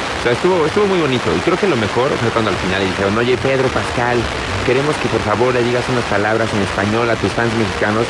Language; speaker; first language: Spanish; native; Spanish